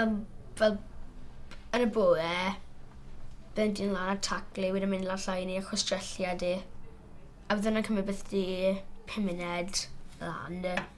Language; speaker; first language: Welsh; native; Welsh